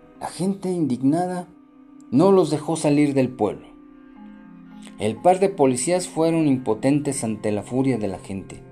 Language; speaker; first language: Spanish; native; Spanish